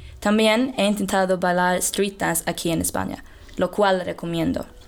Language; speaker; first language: Spanish; non-native, fluent; Swedish